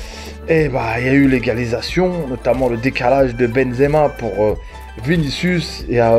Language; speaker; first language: French; native; French